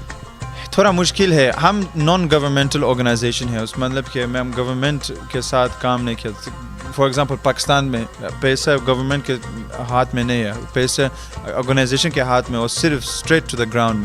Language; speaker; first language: Hindi; early bilingual, heritage; Hindi